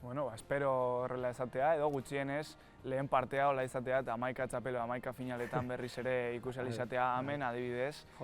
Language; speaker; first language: Basque; native; Basque